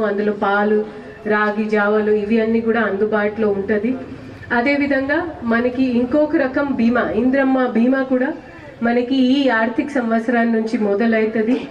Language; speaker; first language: Telugu; non-native, fluent; Hindi